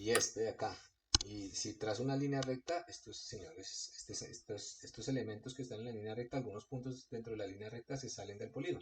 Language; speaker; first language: Spanish; native; Spanish